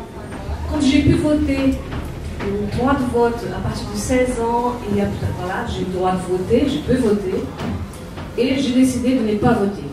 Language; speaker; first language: French; non-native, fluent; Portuguese